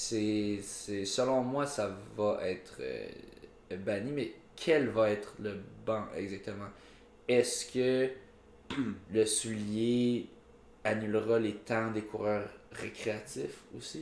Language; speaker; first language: French; native; French